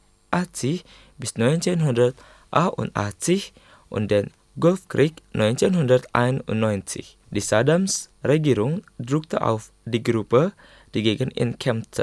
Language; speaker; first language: German; non-native, learner; Indonesian